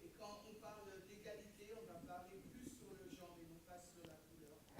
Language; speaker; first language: French; native; French